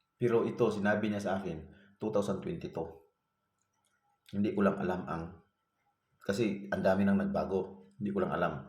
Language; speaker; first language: Filipino; non-native, local second language; Cebuano